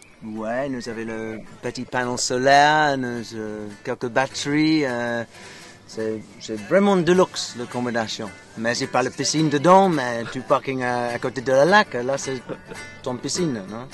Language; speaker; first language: French; non-native, learner; English